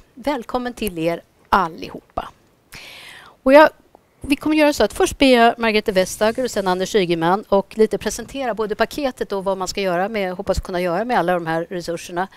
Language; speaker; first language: Swedish; native; Swedish